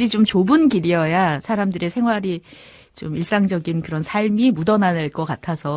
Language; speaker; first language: Korean; native; Korean